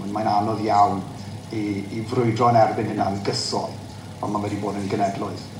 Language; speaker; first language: Welsh; native; Welsh